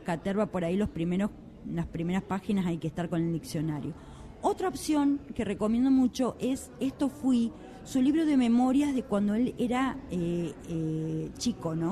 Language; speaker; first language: Spanish; native; Spanish